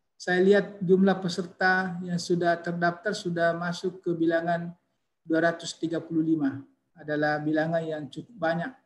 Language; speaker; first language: Indonesian; native; Indonesian